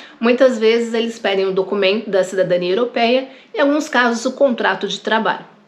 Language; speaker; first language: Portuguese; native; Portuguese